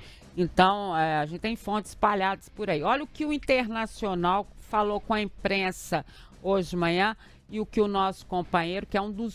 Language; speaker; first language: Portuguese; native; Portuguese